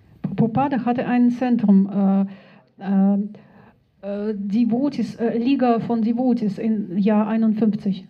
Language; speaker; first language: German; non-native, fluent; Russian